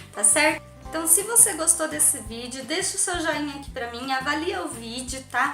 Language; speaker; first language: Portuguese; native; Portuguese